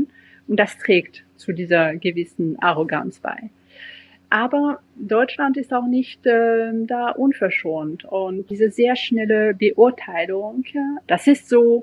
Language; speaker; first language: German; non-native, fluent; French